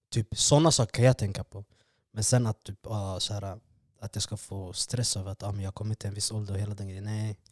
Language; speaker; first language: Swedish; early bilingual, other home language; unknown